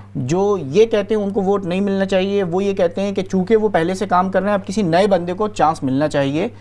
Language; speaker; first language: Urdu; native; Urdu